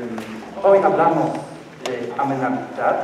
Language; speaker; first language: Spanish; non-native, learner; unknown